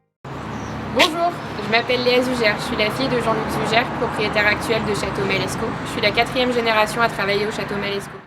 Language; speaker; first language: French; native; French